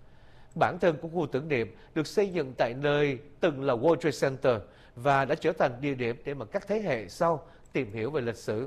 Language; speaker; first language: Vietnamese; native; Vietnamese